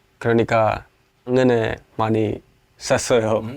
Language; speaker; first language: Korean; non-native, learner; Indonesian